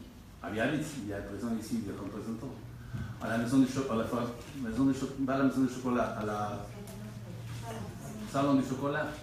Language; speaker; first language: French; non-native, fluent; Spanish